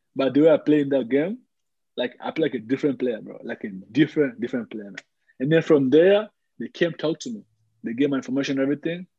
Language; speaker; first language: English; early bilingual, other home language; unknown